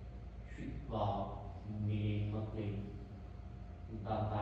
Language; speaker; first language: Vietnamese; non-native, learner; Indonesian